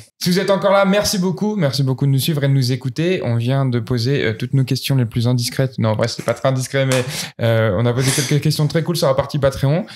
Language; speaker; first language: French; native; French